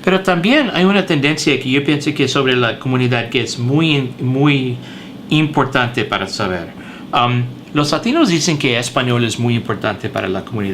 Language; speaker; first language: Spanish; early bilingual, heritage; English